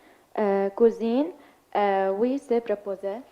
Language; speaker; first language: French; non-native, learner; Arabic